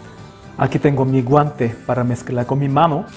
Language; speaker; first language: Spanish; non-native, local second language; Korean